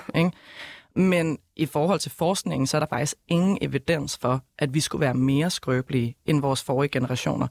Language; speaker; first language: Danish; native; Danish